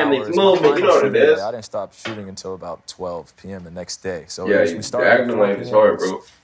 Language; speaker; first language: English; native; English